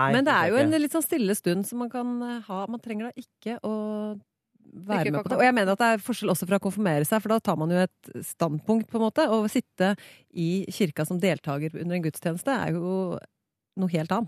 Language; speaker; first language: Norwegian; native; Norwegian